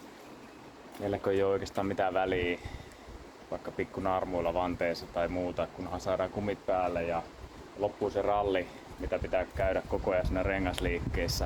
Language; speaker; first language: Finnish; native; Finnish